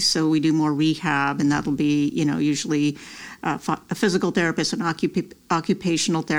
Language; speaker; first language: English; native; English